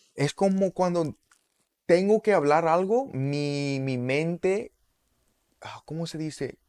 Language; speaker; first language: Spanish; non-native, learner; English